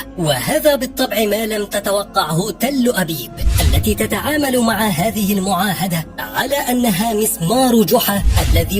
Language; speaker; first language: Arabic; native; Arabic